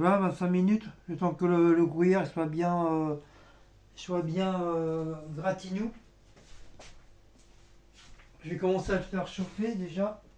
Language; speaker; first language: French; native; French